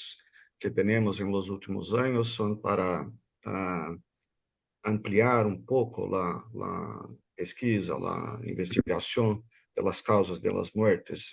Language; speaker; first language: Spanish; non-native, fluent; Portuguese